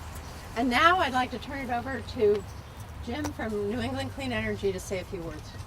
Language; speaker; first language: English; native; English